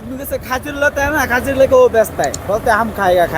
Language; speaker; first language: Hindi; non-native, learner; Bangla